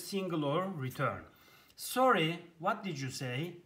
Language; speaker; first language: English; non-native, fluent; Turkish